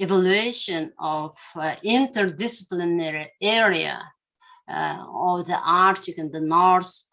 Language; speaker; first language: English; non-native, learner; Russian